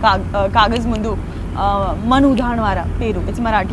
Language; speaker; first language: Telugu; non-native, local second language; Gujarati